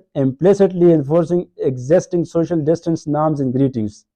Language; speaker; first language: English; non-native, local second language; Urdu